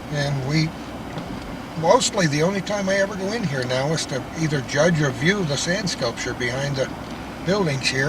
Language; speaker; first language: English; native; English